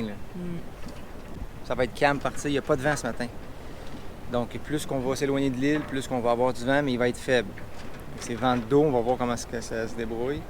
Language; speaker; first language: French; native; French